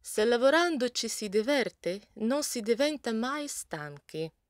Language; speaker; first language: Italian; non-native, fluent; Russian